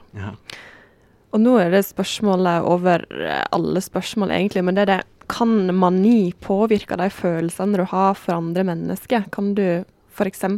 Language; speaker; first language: Norwegian; native; Norwegian